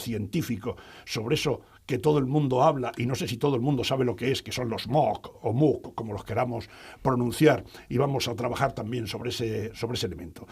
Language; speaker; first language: Spanish; native; Spanish